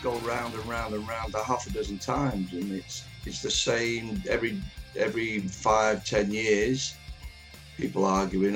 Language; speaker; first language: English; native; English